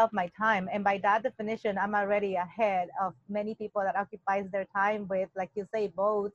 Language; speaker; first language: English; non-native, fluent; Spanish